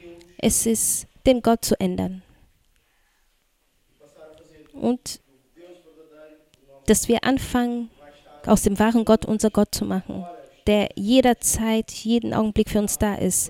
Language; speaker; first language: German; non-native, fluent; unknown